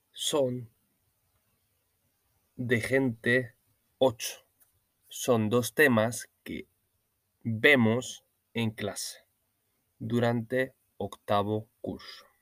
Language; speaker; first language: Spanish; non-native, learner; Norwegian